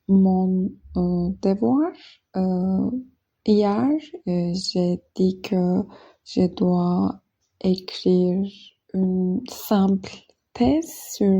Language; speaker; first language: French; non-native, learner; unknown